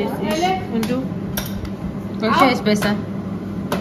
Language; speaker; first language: German; non-native, learner; Thai